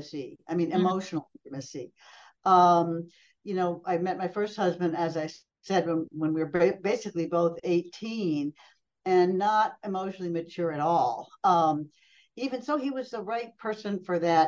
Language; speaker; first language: English; native; English